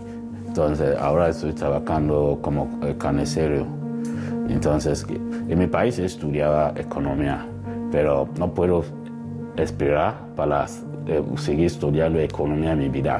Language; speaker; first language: Spanish; non-native, learner; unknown